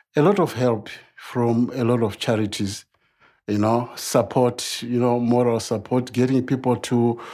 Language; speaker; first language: English; non-native, local second language; Shona